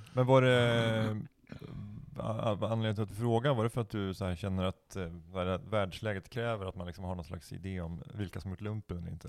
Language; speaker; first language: Swedish; native; Swedish